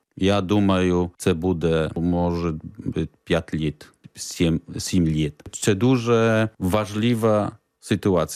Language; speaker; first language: Ukrainian; non-native, learner; Polish